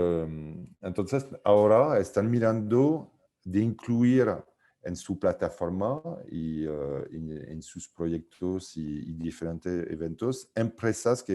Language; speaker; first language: Spanish; non-native, fluent; French